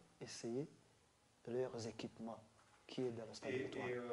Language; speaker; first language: French; non-native, learner; Kinyarwanda